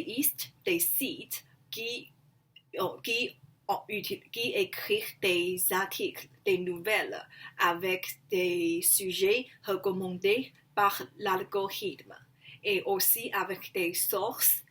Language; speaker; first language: French; non-native, learner; Chinese